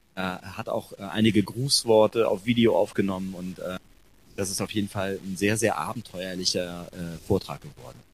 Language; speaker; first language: German; native; German